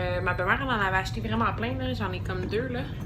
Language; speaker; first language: French; native; French